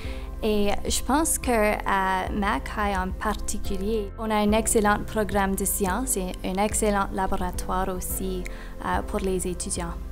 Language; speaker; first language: French; non-native, local second language; English